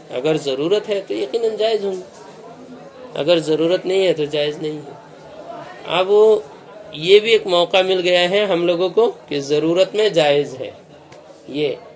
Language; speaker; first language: Urdu; non-native, local second language; Manipuri